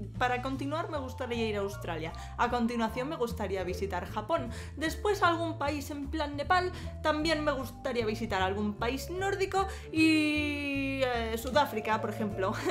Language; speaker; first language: Spanish; native; Spanish